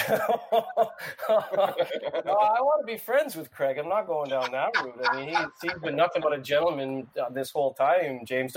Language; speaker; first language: English; native; English